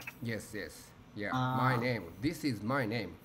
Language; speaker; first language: English; non-native, learner; Japanese